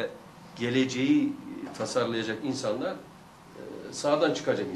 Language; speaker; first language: Turkish; native; Turkish